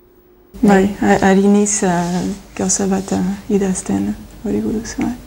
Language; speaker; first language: Basque; non-native, learner; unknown